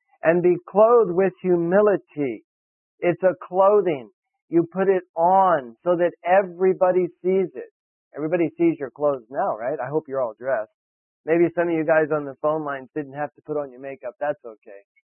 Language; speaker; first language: English; native; English